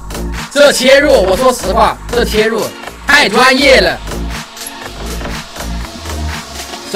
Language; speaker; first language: Chinese; native; Chinese